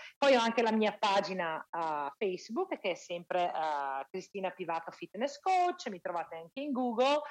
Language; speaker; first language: Italian; native; Italian